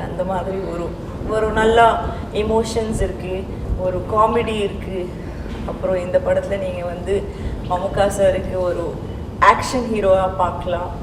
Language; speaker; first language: Tamil; non-native, local second language; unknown